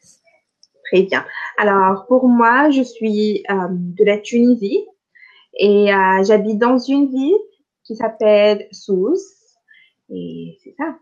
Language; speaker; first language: French; non-native, local second language; Arabic